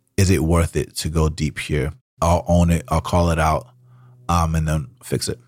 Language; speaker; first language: English; early bilingual, other home language; Spanish